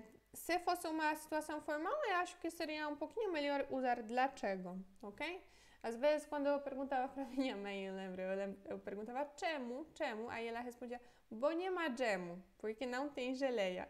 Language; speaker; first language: Portuguese; non-native, fluent; Polish